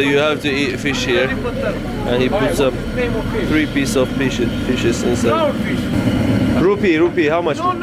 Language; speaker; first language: English; non-native, fluent; Turkish